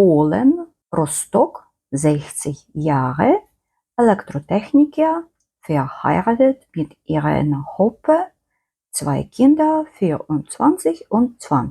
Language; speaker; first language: German; non-native, fluent; Ukrainian